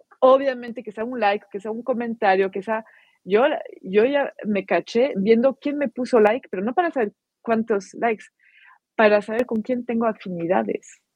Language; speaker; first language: Spanish; non-native, fluent; French